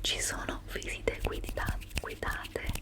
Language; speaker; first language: Italian; early bilingual, heritage; English